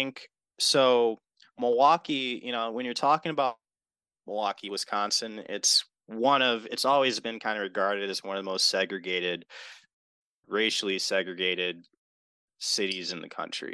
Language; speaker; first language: English; native; English